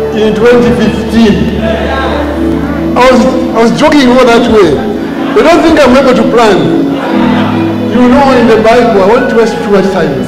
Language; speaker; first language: English; non-native, local second language; Bemba